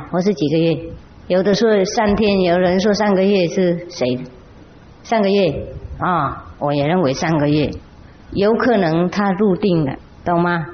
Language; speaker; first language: Chinese; non-native, fluent; Vietnamese